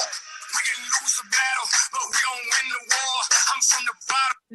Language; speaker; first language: English; native; English